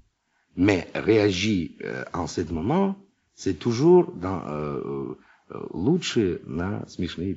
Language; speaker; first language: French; non-native, learner; Russian